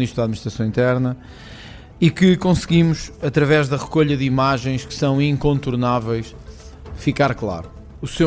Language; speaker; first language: Portuguese; native; Portuguese